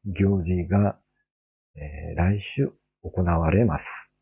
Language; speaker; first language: Japanese; non-native, fluent; Korean